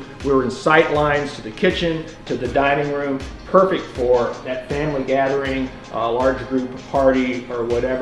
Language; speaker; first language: English; native; English